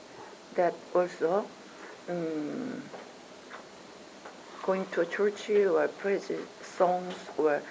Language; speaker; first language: English; non-native, learner; Korean